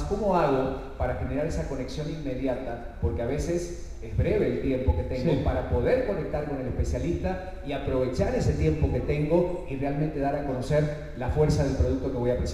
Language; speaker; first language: Spanish; native; Spanish